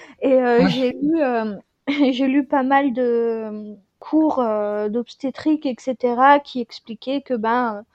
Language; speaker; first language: French; native; French